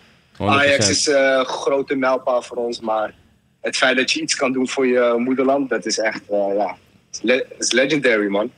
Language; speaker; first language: Dutch; early bilingual, other home language; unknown